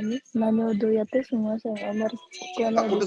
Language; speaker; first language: Japanese; non-native, fluent; Indonesian